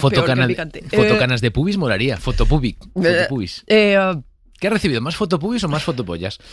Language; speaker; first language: Spanish; native; Spanish